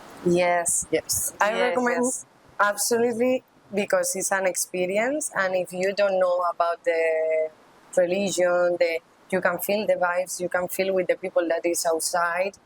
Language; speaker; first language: English; non-native, learner; Spanish